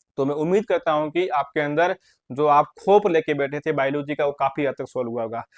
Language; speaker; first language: Hindi; native; Hindi